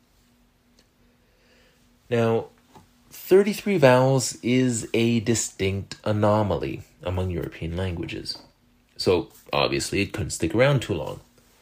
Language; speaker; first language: English; non-native, fluent; French